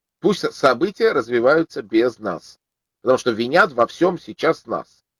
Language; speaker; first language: Russian; native; Russian